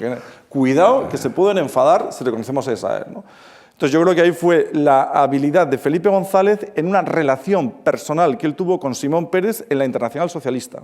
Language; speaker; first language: Spanish; native; Spanish